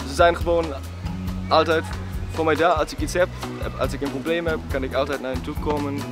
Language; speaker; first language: Dutch; non-native, fluent; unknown